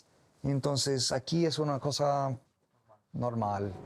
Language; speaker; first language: Spanish; non-native, learner; English